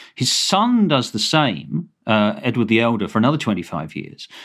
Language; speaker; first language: English; native; English